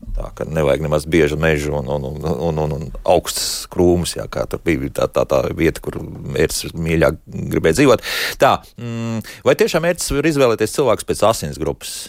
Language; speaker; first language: Latvian; native; Latvian